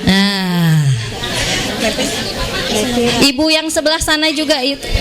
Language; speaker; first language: Indonesian; native; Indonesian